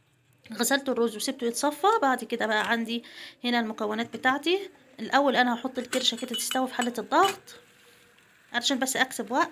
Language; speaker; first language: Arabic; native; Arabic